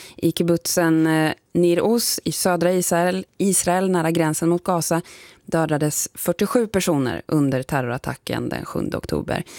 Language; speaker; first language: Swedish; native; Swedish